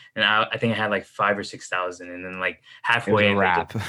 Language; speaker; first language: English; native; English